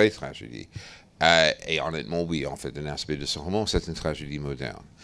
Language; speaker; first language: French; non-native, fluent; English